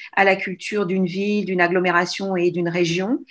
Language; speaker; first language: French; native; French